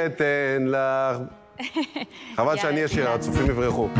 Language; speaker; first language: Hebrew; native; Hebrew